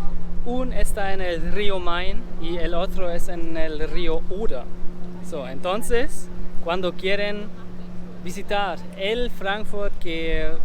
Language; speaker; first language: Spanish; non-native, learner; German